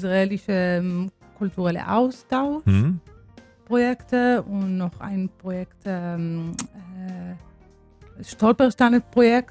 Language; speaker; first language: German; non-native, fluent; Hebrew